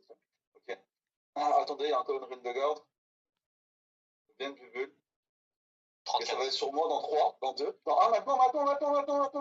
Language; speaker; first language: French; native; French